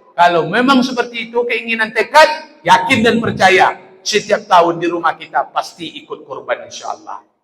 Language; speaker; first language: Malay; native; Malay